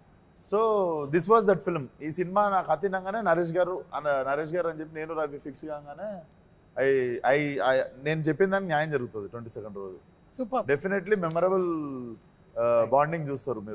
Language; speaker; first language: Telugu; native; Telugu